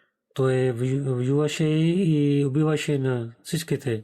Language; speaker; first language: Bulgarian; non-native, learner; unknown